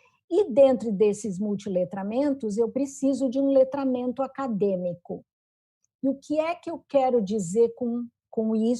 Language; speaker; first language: Portuguese; native; Portuguese